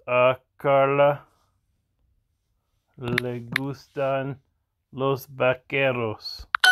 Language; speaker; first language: Spanish; non-native, learner; English